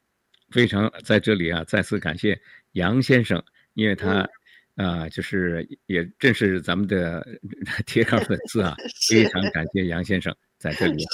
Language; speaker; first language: Chinese; native; Chinese